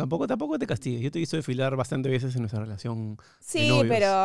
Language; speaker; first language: Spanish; native; Spanish